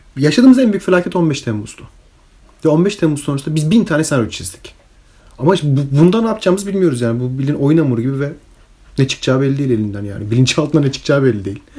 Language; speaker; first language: Turkish; early bilingual, heritage; Turkish